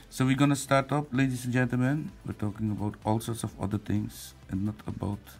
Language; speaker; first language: English; non-native, fluent; Dutch